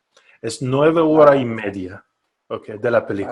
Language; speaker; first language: Spanish; non-native, fluent; Persian